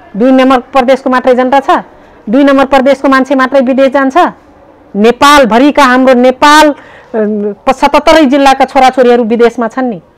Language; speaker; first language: Nepali; non-native, local second language; Rana Tharu